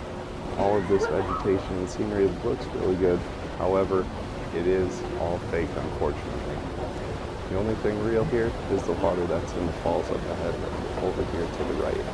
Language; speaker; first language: English; native; English